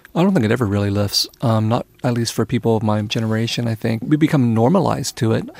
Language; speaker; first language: English; early bilingual, other home language; Vietnamese